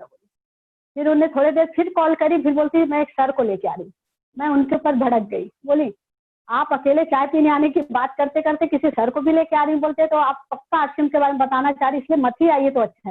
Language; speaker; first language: Hindi; native; Hindi